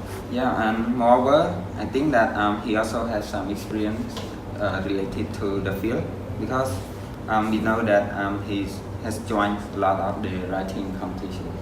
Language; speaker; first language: English; non-native, learner; Khmer